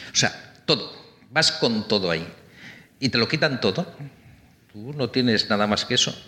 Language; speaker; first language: Spanish; native; Spanish